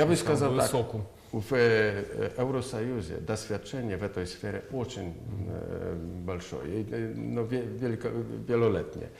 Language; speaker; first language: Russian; non-native, learner; Polish